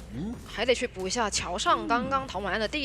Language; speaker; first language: Chinese; native; Chinese